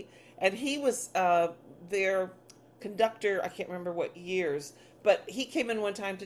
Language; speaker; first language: English; native; English